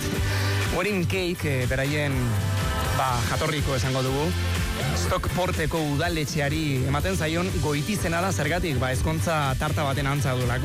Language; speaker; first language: Basque; native; Basque